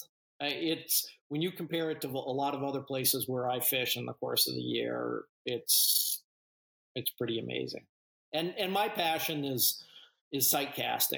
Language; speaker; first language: English; native; English